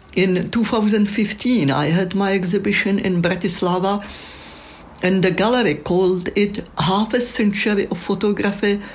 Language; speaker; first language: English; non-native, fluent; Czech